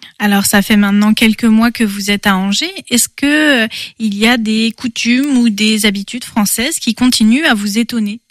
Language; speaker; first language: French; native; French